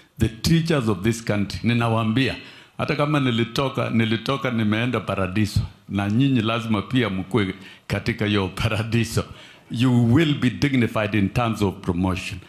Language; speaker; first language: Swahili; non-native, local second language; Kalenjin